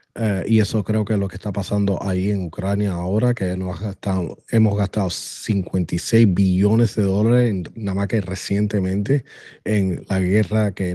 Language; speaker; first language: Spanish; early bilingual, other home language; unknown